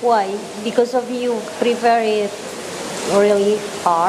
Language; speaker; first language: English; non-native, learner; Indonesian